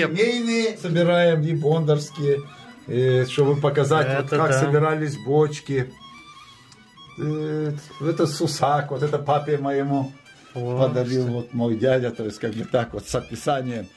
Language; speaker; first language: Russian; non-native, local second language; Gagauz